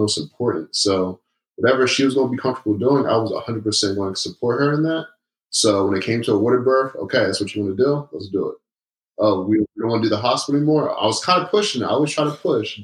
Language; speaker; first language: English; native; English